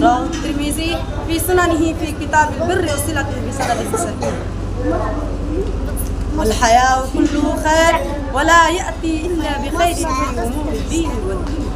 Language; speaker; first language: Arabic; non-native, learner; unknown